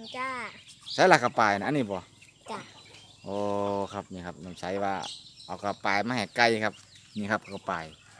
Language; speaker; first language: Thai; native; Thai